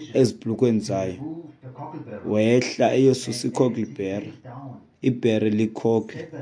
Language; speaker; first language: Xhosa; native; Xhosa